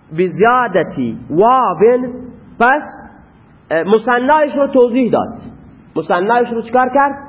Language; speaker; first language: Persian; non-native, local second language; Baluchi